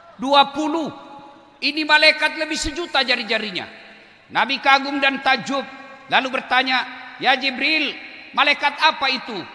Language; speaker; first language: Indonesian; non-native, local second language; Buginese